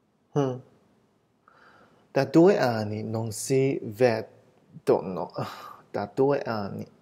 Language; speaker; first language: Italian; non-native, fluent; Chinese